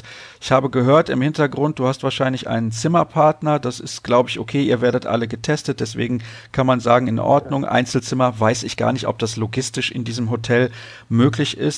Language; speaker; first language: German; native; German